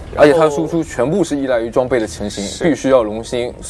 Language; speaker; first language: Chinese; native; Chinese